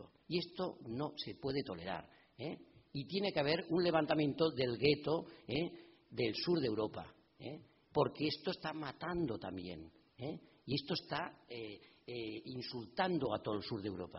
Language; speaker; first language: Spanish; native; Spanish